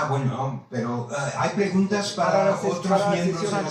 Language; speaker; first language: Spanish; non-native, fluent; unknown